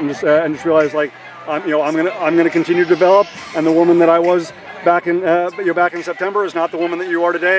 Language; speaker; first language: English; native; English